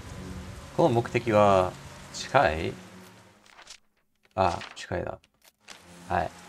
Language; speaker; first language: Japanese; non-native, learner; English